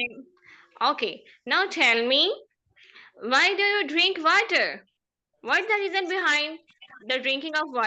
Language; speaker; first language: English; non-native, fluent; Urdu